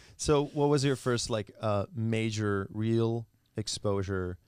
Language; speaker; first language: English; non-native, fluent; Czech